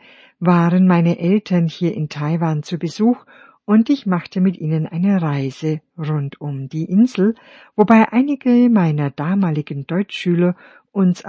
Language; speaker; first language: German; native; German